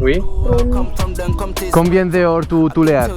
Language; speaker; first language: French; non-native, learner; Spanish